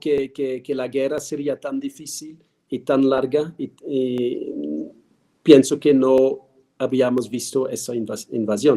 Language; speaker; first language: Spanish; non-native, fluent; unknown